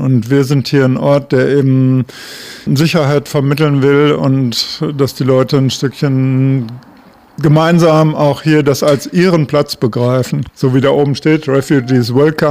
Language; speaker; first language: German; native; German